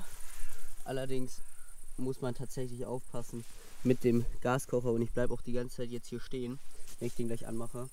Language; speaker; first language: German; native; German